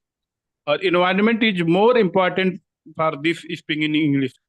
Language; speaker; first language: English; non-native, learner; Hindi